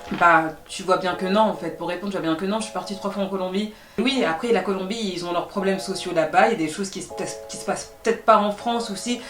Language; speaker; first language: French; native; French